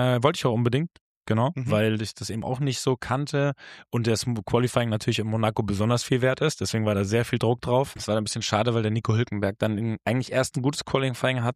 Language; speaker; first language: German; native; German